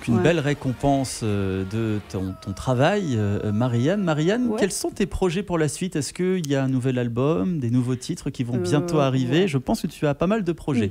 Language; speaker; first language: French; native; French